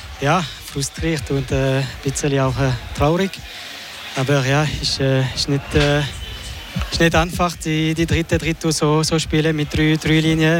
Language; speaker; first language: German; non-native, local second language; French